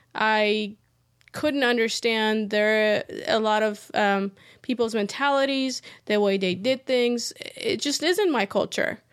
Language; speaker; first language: English; early bilingual, other home language; Persian